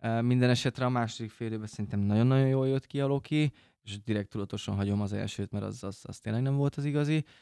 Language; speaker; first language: Hungarian; native; Hungarian